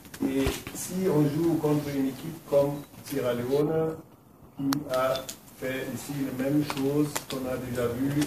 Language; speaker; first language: French; non-native, fluent; German